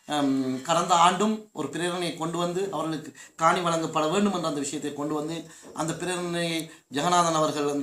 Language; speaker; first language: Tamil; native; Tamil